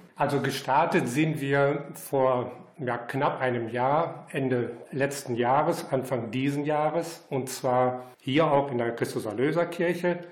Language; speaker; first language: German; native; German